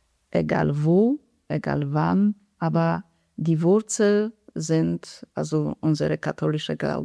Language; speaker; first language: German; non-native, fluent; Polish